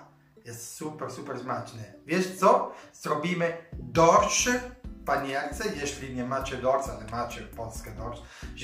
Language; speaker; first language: Polish; non-native, learner; Italian